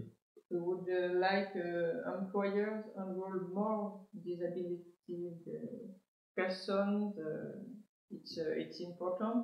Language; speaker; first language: English; non-native, learner; French